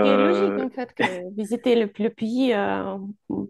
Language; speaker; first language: French; non-native, fluent; Ukrainian